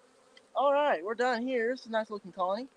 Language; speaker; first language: English; native; English